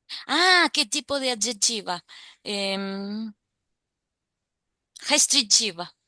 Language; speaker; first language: Portuguese; non-native, learner; Spanish